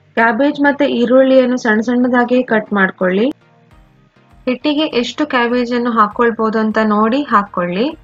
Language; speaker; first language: Kannada; non-native, local second language; Konkani